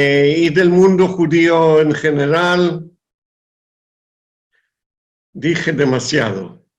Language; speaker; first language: Spanish; non-native, fluent; Hebrew